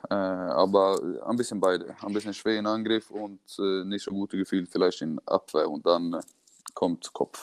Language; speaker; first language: German; non-native, learner; Swedish